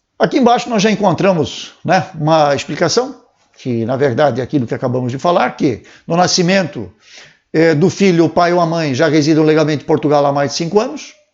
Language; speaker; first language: Portuguese; native; Portuguese